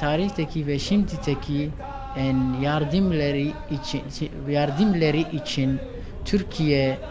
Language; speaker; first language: Turkish; non-native, learner; Somali